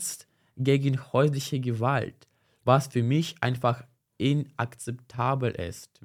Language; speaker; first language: German; non-native, fluent; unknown